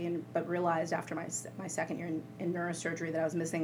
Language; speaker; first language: English; native; English